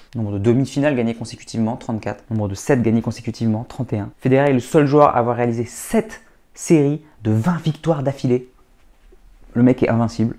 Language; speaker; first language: French; native; French